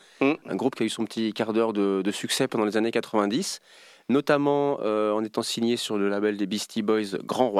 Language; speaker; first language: French; native; French